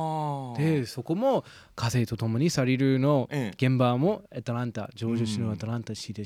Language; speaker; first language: Japanese; non-native, fluent; English